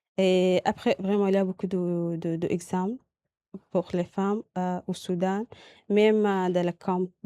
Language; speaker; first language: French; non-native, learner; Arabic